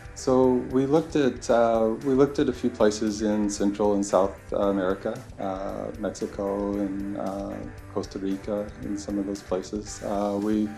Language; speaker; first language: English; native; English